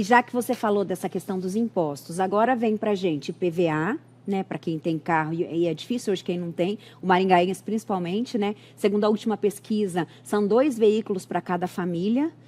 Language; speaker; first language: Portuguese; native; Portuguese